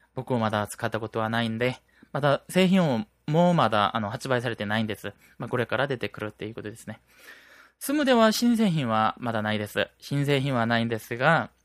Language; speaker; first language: Japanese; non-native, fluent; Korean